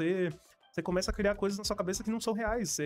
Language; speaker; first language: Portuguese; native; Portuguese